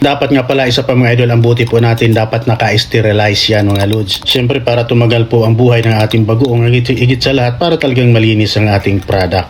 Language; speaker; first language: Filipino; native; Filipino